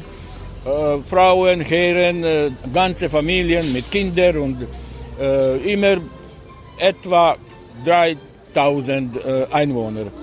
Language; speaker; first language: German; non-native, learner; Serbian